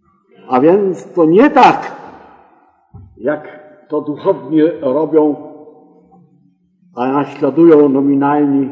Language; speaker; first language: Polish; native; Polish